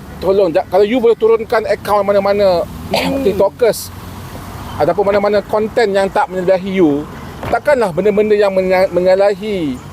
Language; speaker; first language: Malay; native; Malay